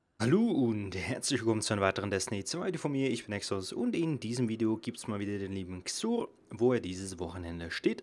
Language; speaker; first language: German; native; German